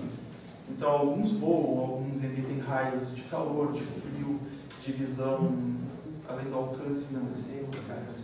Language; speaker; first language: Portuguese; native; Portuguese